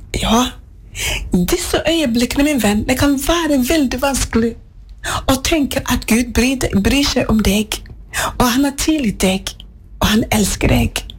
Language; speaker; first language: Norwegian; non-native, fluent; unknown